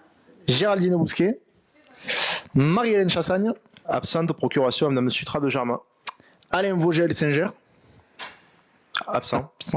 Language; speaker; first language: French; native; French